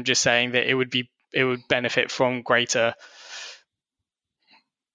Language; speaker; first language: English; native; English